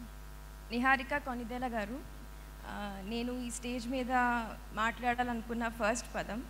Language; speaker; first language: Telugu; native; Telugu